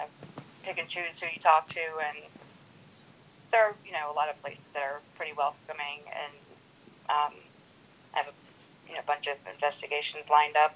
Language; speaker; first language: English; native; English